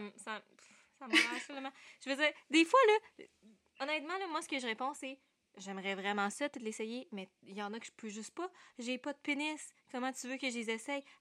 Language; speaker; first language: French; native; French